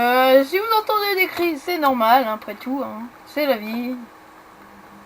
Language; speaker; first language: French; native; French